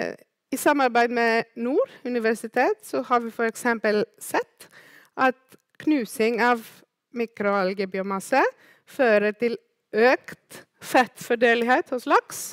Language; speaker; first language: Norwegian; non-native, fluent; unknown